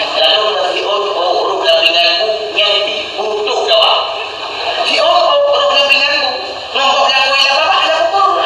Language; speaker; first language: Malay; non-native, local second language; Achinese